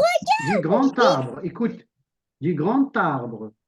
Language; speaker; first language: French; non-native, local second language; Arabic